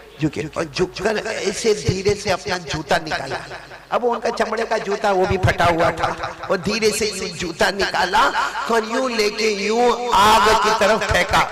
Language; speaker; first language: Urdu; native; Urdu